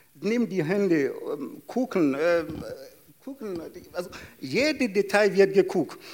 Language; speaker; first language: German; non-native, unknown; Yoruba